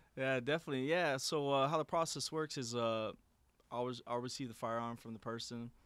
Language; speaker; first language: English; native; English